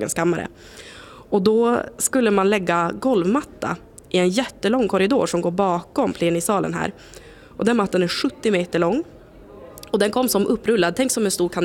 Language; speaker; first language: Swedish; native; Swedish